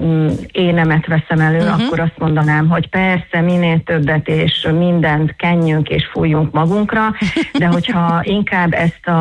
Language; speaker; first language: Hungarian; native; Hungarian